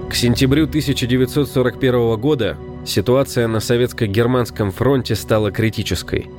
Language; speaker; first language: Russian; native; Russian